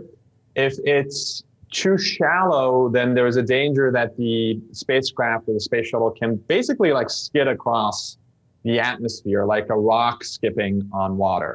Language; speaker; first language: English; non-native, fluent; Turkish